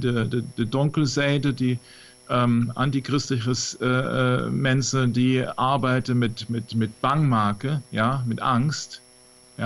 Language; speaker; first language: Dutch; non-native, fluent; German